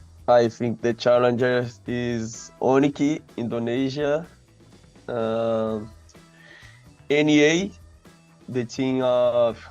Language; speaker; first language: English; non-native, learner; Portuguese